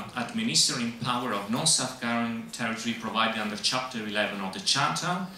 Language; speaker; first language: English; non-native, fluent; Italian